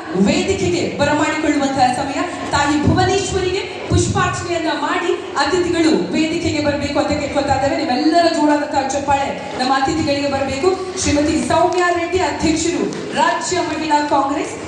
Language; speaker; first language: Kannada; native; Kannada